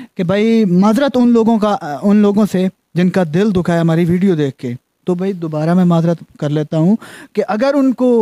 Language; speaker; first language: Urdu; non-native, local second language; Punjabi